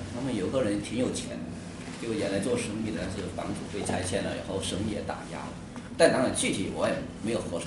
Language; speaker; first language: Chinese; native; Chinese